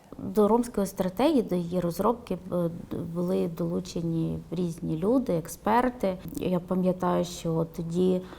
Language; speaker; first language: Ukrainian; non-native, local second language; Romany